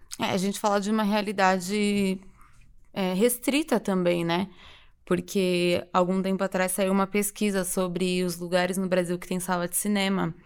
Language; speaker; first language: Portuguese; native; Portuguese